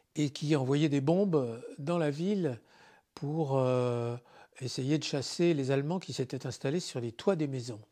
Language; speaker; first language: French; native; French